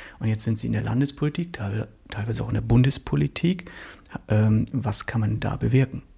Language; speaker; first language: German; native; German